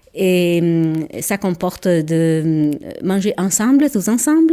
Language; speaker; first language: French; non-native, local second language; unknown